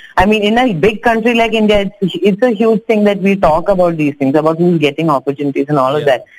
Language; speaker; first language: English; non-native, local second language; Tamil